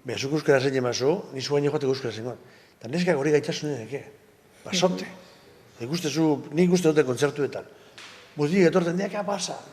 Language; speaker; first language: Basque; native; Basque